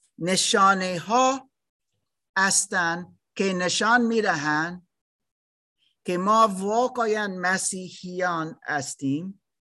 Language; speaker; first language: Persian; non-native, learner; German